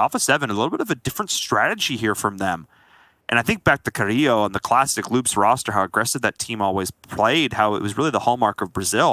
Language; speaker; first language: English; native; English